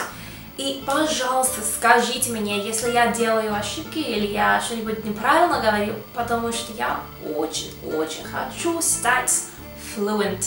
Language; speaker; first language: Russian; non-native, learner; English